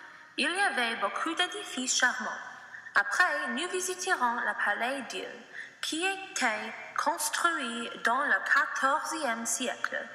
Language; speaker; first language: French; non-native, learner; English